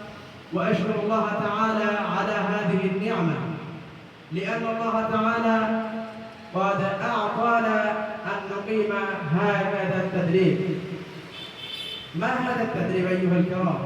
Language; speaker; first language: Arabic; non-native, fluent; Bangla